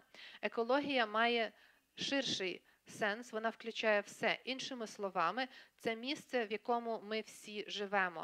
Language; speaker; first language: Ukrainian; native; Ukrainian